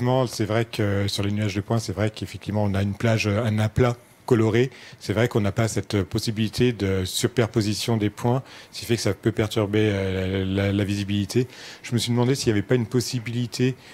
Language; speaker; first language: French; native; French